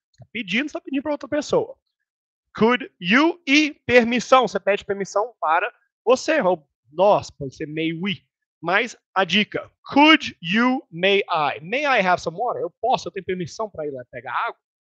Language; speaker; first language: Portuguese; native; Portuguese